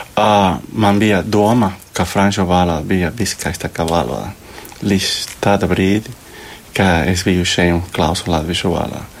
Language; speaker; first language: Latvian; non-native, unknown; Spanish